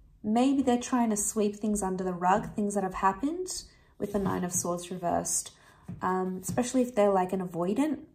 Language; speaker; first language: English; native; English